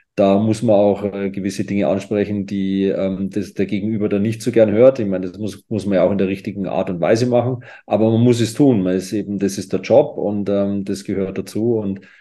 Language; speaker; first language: German; native; German